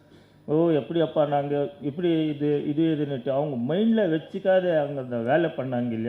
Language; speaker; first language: Tamil; non-native, learner; Kannada